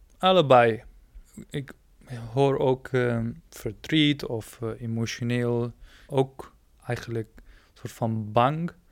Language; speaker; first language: Dutch; non-native, fluent; Arabic